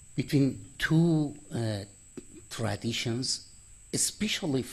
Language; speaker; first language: English; non-native, fluent; Persian